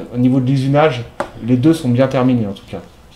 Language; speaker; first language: French; native; French